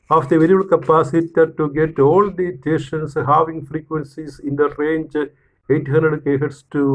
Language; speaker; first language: English; non-native, local second language; Malayalam